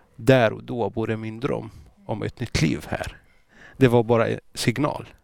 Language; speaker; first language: Swedish; non-native, fluent; Arabic